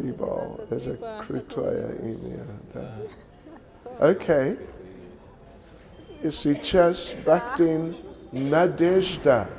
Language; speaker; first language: Russian; non-native, learner; English